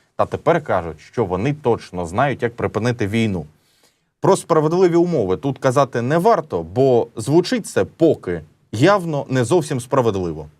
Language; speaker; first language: Ukrainian; native; Ukrainian